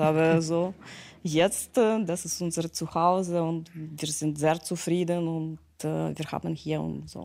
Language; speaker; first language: German; non-native, learner; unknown